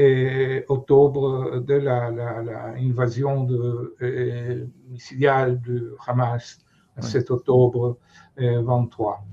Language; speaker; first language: French; non-native, fluent; Hebrew